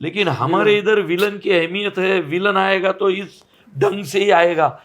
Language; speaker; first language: Hindi; non-native, local second language; Marathi